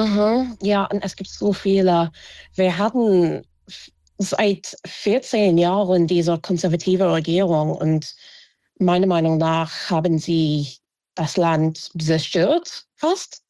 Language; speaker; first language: German; non-native, fluent; English